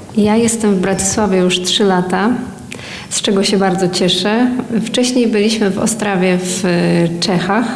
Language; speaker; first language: Polish; native; Polish